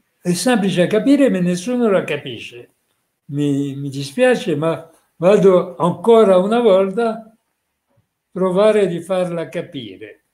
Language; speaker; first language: Italian; non-native, fluent; French